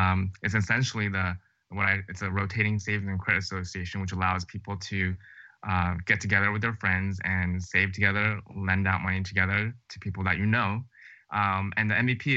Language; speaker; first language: English; native; English